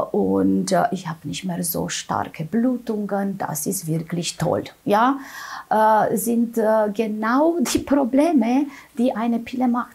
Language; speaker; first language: German; non-native, fluent; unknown